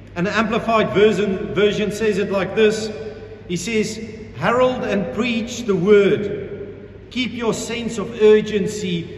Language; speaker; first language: English; non-native, local second language; Afrikaans